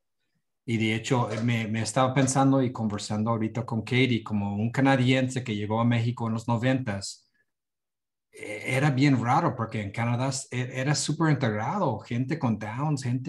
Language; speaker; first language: Spanish; non-native, fluent; English